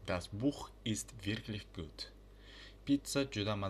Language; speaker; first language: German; non-native, fluent; Uzbek